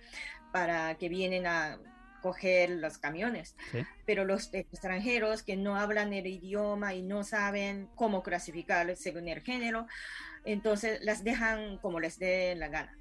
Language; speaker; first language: Spanish; non-native, fluent; Japanese